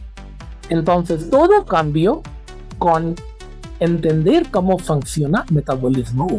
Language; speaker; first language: Spanish; non-native, fluent; Hindi